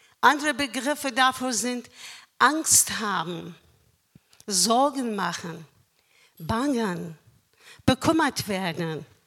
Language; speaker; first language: German; non-native, fluent; Persian